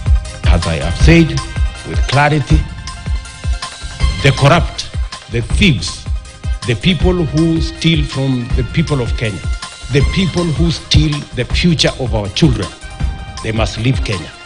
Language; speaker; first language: English; non-native, local second language; Swahili